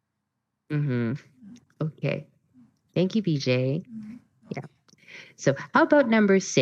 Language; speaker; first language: English; non-native, fluent; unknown